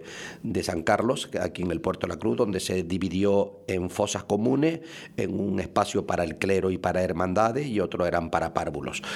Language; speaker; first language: Spanish; native; Spanish